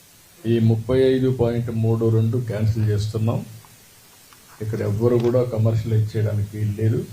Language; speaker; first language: Telugu; native; Telugu